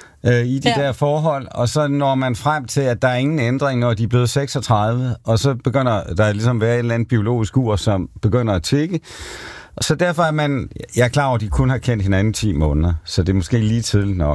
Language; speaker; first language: Danish; native; Danish